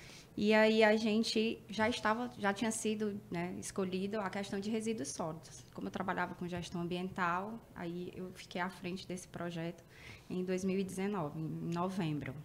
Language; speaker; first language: Portuguese; native; Portuguese